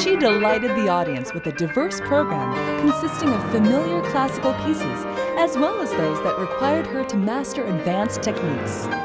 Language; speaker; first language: English; native; English